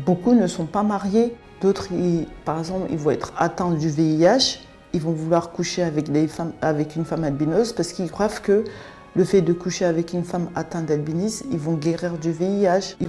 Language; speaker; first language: French; early bilingual, other home language; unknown